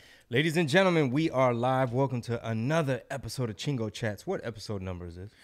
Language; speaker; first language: English; native; English